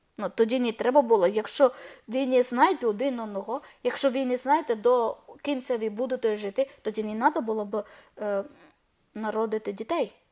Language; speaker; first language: Ukrainian; non-native, learner; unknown